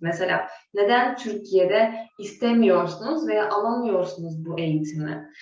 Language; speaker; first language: Turkish; non-native, fluent; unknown